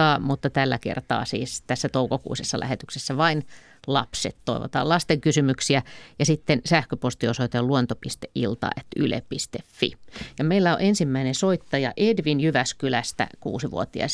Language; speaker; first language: Finnish; native; Finnish